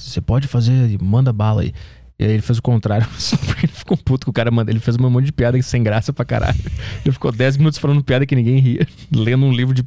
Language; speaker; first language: Portuguese; native; Portuguese